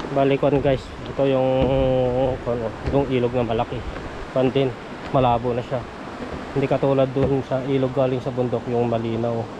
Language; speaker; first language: Filipino; non-native, local second language; Iloko